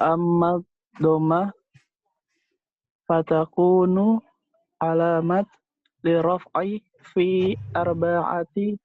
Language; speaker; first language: Arabic; non-native, learner; Indonesian